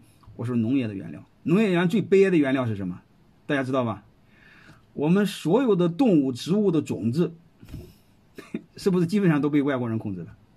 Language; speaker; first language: Chinese; native; Chinese